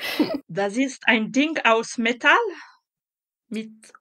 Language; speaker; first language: German; non-native, local second language; French